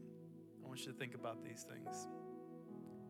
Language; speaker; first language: English; native; English